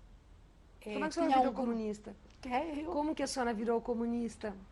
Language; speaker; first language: Portuguese; native; Portuguese